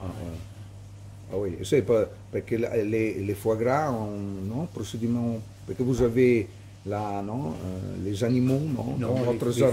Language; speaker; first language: French; non-native, learner; Italian